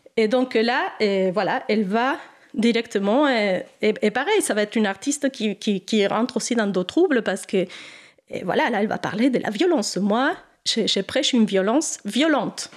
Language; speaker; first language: French; non-native, fluent; Spanish